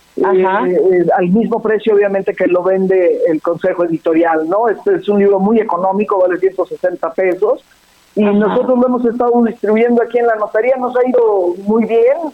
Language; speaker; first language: Spanish; native; Spanish